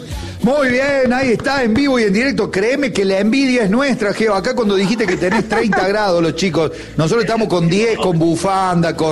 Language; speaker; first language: Spanish; native; Spanish